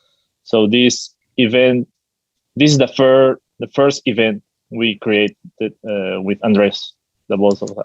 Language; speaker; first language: English; non-native, fluent; Spanish